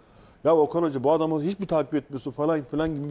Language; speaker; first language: Turkish; native; Turkish